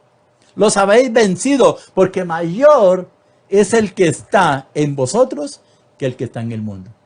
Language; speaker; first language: Spanish; native; Spanish